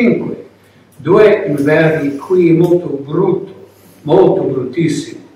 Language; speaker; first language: Italian; non-native, learner; English